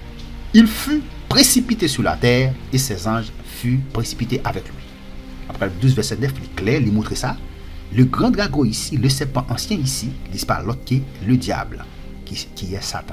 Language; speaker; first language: French; non-native, local second language; Haitian Creole